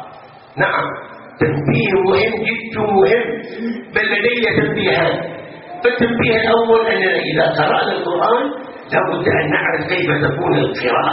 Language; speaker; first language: Arabic; native; Arabic